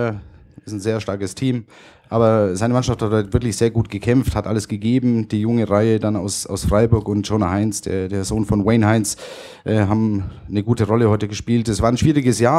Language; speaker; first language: German; native; German